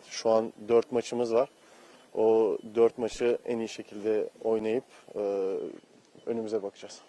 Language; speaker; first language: Turkish; early bilingual, heritage; Turkish